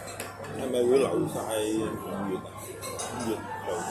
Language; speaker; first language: Cantonese; native; Cantonese